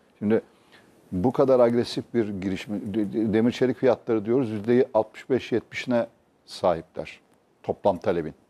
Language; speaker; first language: Turkish; native; Turkish